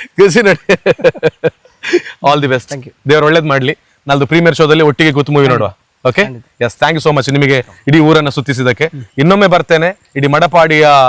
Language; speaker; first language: Kannada; native; Kannada